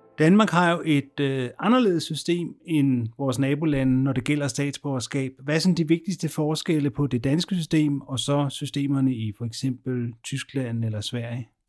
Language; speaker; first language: Danish; native; Danish